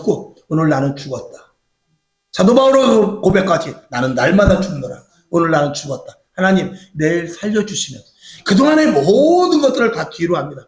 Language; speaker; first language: Korean; native; Korean